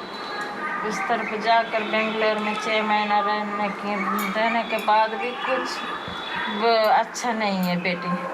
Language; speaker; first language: Hindi; non-native, local second language; Odia